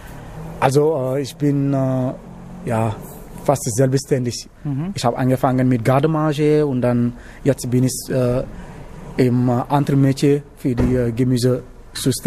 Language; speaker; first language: German; non-native, learner; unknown